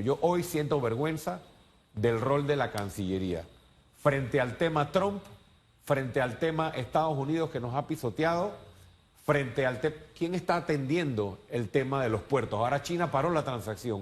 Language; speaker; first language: Spanish; native; Spanish